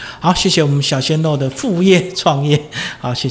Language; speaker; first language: Chinese; native; Chinese